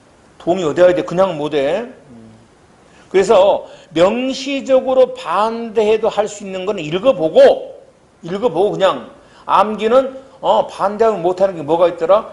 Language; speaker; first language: Korean; native; Korean